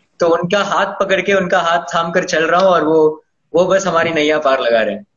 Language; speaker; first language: Hindi; non-native, local second language; Tamil